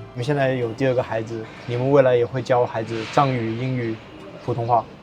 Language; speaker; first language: Chinese; native; Chinese